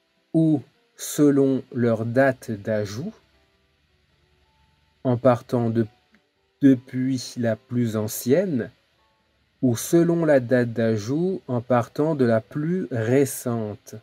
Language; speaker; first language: French; native; French